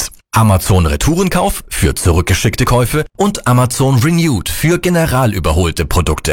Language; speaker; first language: German; native; German